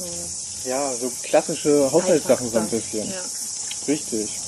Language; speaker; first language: German; native; German